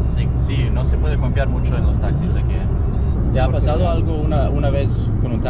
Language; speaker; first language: Spanish; non-native, learner; English